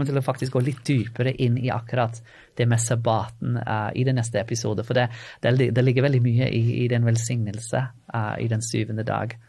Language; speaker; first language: Norwegian; non-native, fluent; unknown